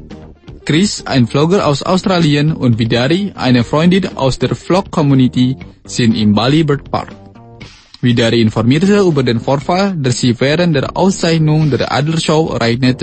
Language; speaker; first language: German; non-native, fluent; Indonesian